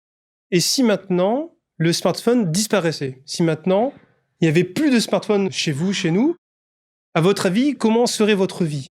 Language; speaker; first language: French; native; French